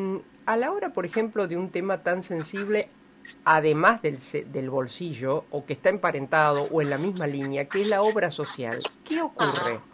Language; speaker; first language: Spanish; native; Spanish